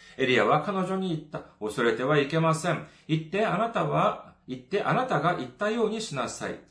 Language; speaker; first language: Japanese; non-native, fluent; Korean